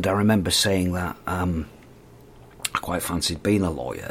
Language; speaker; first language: English; native; English